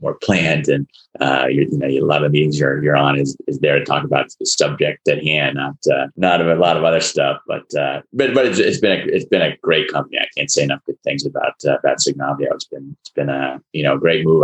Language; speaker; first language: English; native; English